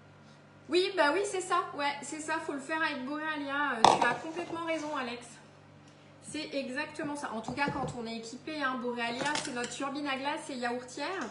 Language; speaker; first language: French; native; French